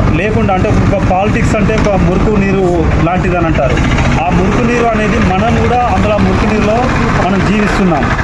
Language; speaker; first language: Telugu; native; Telugu